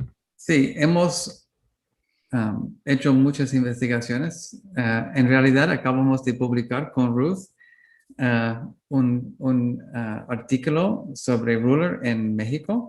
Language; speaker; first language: Spanish; non-native, learner; English